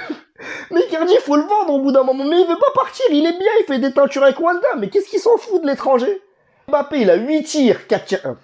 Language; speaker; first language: French; native; French